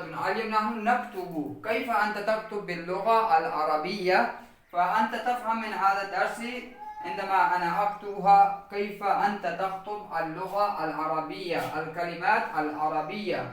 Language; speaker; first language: Arabic; non-native, learner; Urdu